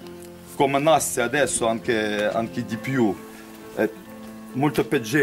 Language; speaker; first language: Italian; non-native, learner; Ukrainian